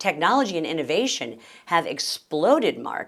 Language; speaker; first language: English; native; English